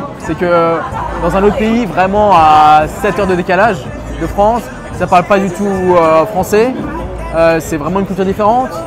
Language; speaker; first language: French; native; French